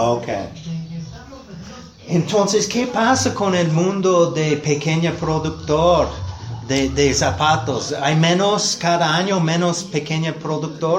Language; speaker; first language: Spanish; non-native, learner; English